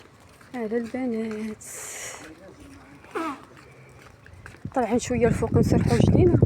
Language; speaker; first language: Arabic; native; Arabic